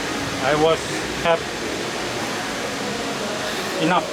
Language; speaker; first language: English; non-native, learner; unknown